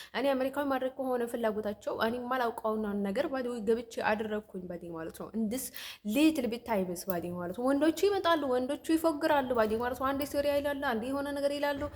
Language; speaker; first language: Amharic; native; Amharic